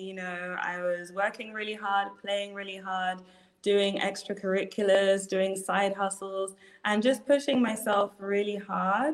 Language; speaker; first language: English; native; English